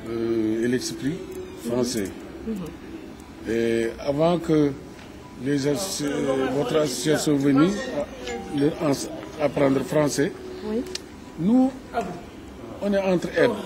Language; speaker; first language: French; non-native, learner; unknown